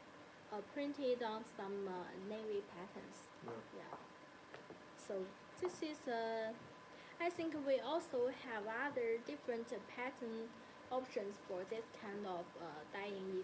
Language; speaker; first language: English; non-native, learner; Chinese